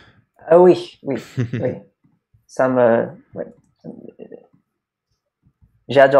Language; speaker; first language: French; non-native, learner; English